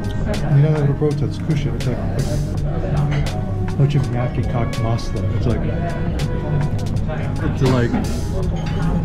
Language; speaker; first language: Russian; non-native, learner; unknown